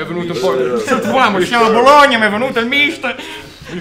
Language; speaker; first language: Italian; native; Italian